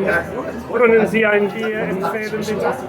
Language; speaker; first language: German; non-native, learner; English